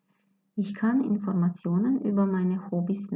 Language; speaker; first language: German; non-native, fluent; Croatian